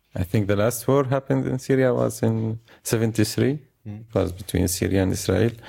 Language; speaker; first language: English; non-native, fluent; Arabic